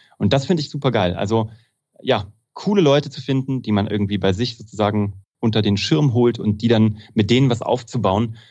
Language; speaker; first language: German; native; German